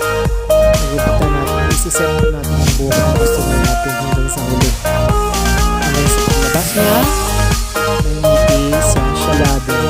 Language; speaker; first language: Filipino; non-native, local second language; Cebuano